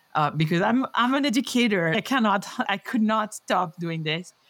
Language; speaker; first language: English; non-native, fluent; French